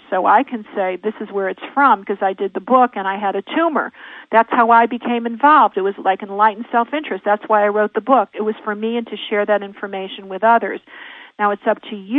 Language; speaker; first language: English; native; English